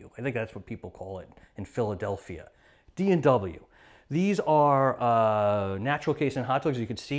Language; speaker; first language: English; native; English